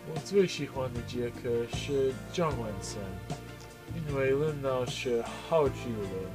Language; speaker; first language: Chinese; non-native, learner; English